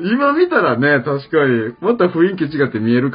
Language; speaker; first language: Japanese; native; Japanese